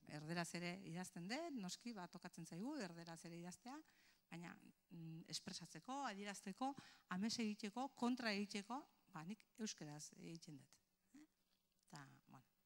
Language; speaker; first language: Basque; native; Basque